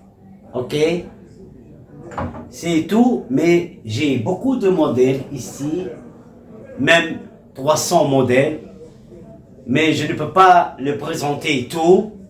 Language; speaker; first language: French; non-native, local second language; Arabic